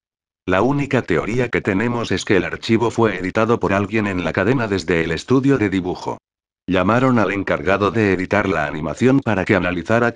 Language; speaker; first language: Spanish; native; Spanish